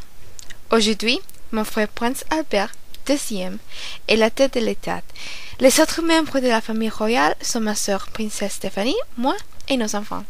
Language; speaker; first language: French; non-native, learner; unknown